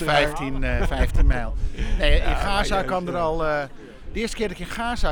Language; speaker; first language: Dutch; native; Dutch